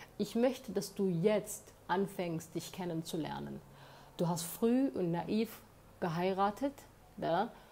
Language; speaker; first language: German; early bilingual, other home language; Somali